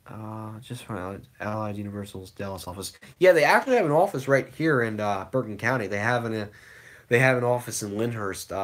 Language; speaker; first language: English; native; English